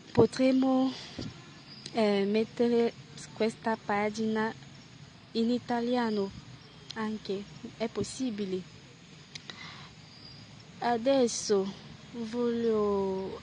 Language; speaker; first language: Italian; non-native, learner; French